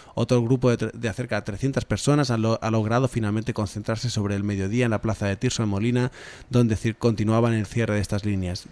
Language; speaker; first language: Spanish; non-native, local second language; Catalan